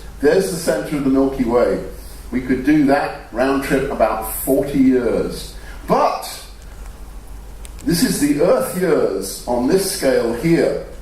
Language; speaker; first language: English; native; English